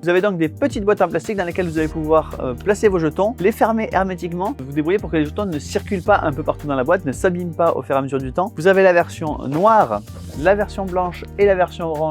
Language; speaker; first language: French; native; French